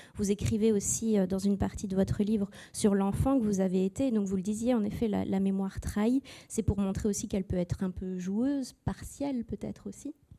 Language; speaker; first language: French; native; French